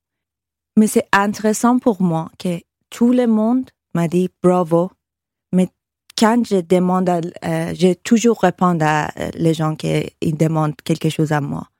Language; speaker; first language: French; non-native, learner; Persian